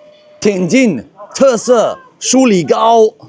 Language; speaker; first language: Chinese; non-native, fluent; English